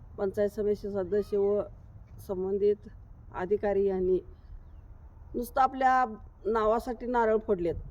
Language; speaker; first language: Marathi; native; Marathi